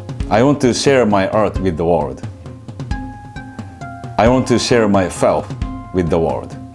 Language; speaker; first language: English; non-native, fluent; Japanese